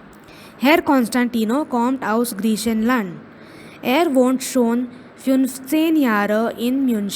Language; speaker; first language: German; non-native, fluent; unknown